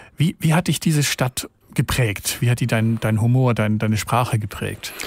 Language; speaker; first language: German; native; German